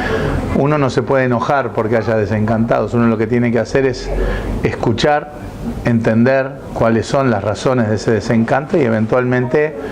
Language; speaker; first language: Spanish; native; Spanish